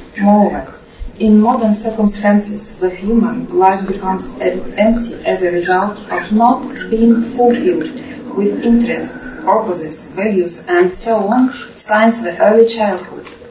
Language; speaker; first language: English; non-native, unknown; Russian